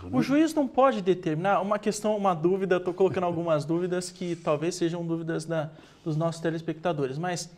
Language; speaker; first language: Portuguese; native; Portuguese